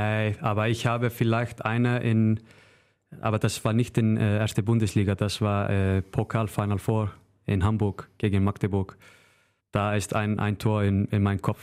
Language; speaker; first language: German; non-native, fluent; Icelandic